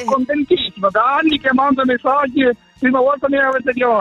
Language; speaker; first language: Italian; non-native, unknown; Ukrainian